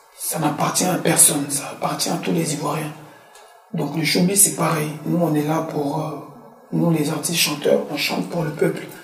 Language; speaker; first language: French; early bilingual, other home language; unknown